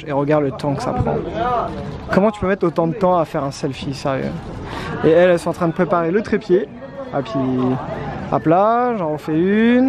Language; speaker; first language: French; native; French